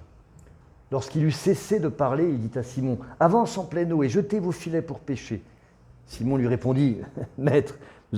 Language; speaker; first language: French; native; French